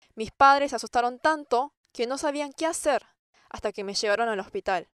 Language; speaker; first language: Spanish; non-native, fluent; English